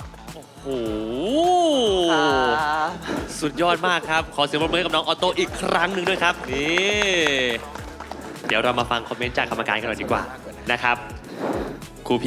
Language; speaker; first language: Thai; native; Thai